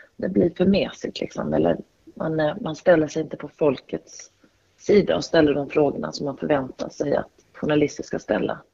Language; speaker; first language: Swedish; native; Swedish